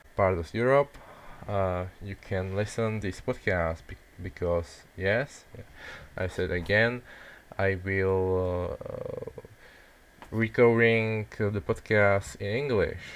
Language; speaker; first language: English; non-native, learner; Czech